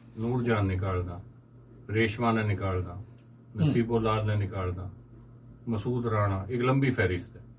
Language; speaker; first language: Urdu; non-native, local second language; Haryanvi